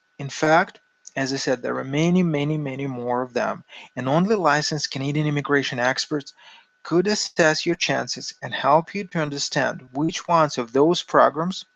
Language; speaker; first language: English; non-native, fluent; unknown